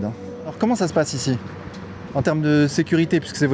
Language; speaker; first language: French; native; French